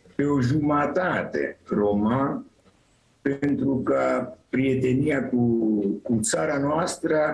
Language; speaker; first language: Romanian; non-native, fluent; Italian